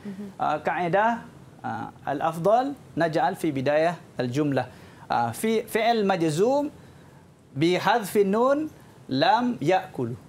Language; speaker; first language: Arabic; non-native, fluent; Malay